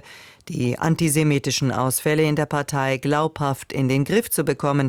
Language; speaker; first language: German; native; German